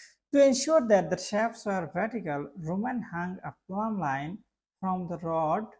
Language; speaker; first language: English; non-native, local second language; Bangla